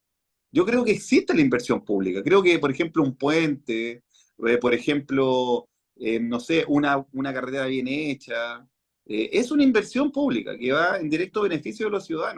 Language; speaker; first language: Spanish; native; Spanish